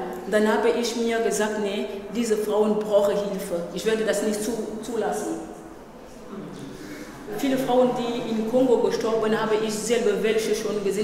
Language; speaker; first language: German; non-native, learner; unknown